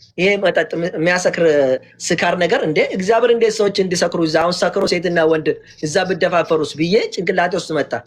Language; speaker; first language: Amharic; non-native, local second language; Oromo